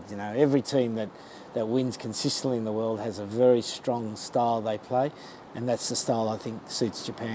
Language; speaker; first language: English; native; English